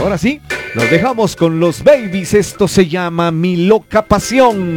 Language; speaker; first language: Spanish; native; Spanish